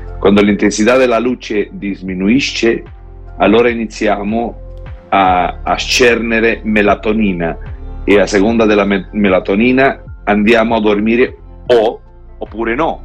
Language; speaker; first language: Italian; non-native, learner; Spanish